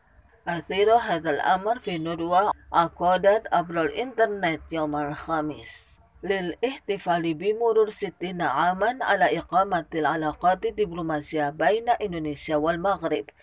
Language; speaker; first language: Arabic; non-native, fluent; Indonesian